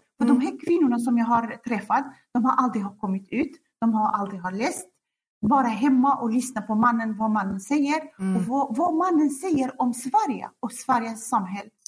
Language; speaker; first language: Swedish; non-native, fluent; Kurdish